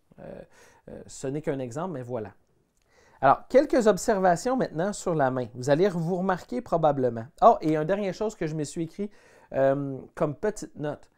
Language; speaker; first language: French; native; French